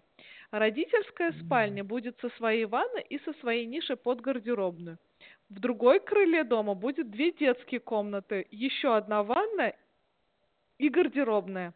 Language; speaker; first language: Russian; native; Russian